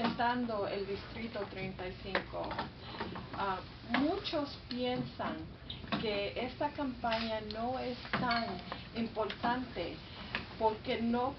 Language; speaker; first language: Spanish; early bilingual, heritage; Spanish